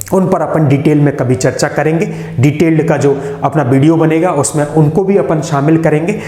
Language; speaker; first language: Hindi; native; Hindi